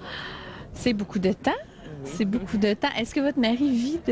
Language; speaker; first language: French; native; French